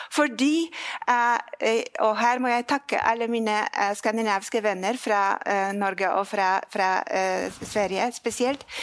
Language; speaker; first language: Norwegian; non-native, fluent; Polish